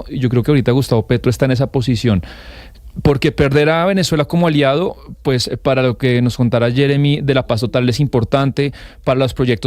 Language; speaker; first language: Spanish; native; Spanish